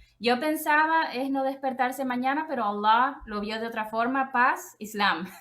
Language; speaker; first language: Spanish; native; Spanish